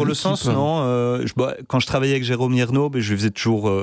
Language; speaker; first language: French; native; French